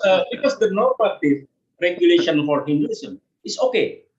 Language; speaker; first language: English; non-native, learner; Indonesian